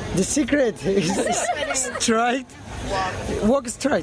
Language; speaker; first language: English; non-native, learner; Spanish